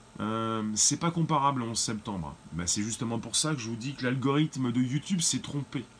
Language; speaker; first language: French; native; French